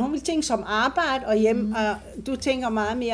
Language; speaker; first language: Danish; non-native, fluent; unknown